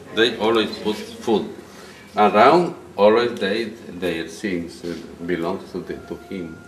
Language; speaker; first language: English; non-native, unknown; Spanish